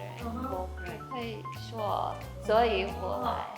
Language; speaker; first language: Chinese; non-native, learner; Korean